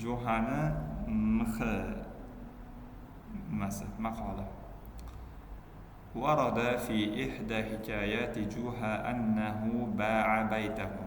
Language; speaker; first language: Arabic; non-native, fluent; Uzbek